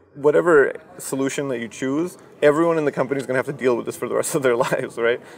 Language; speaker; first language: English; early bilingual, other home language; Russian